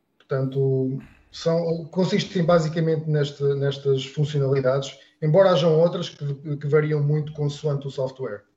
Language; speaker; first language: Portuguese; native; Portuguese